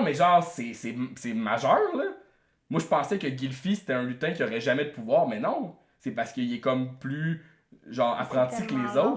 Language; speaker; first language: French; native; French